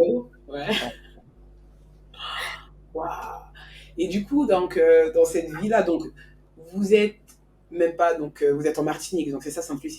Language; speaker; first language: French; native; French